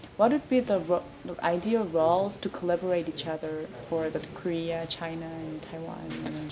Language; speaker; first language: English; non-native, fluent; Korean